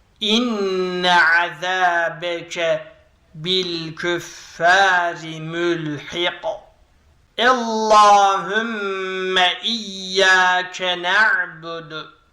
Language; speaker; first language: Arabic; non-native, fluent; Turkish